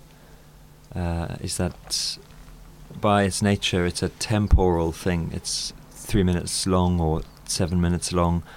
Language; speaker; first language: English; native; English